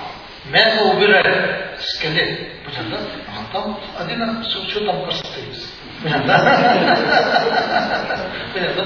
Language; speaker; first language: Russian; non-native, learner; Tibetan